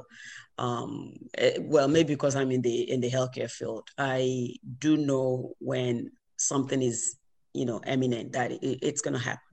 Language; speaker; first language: English; non-native, local second language; Yoruba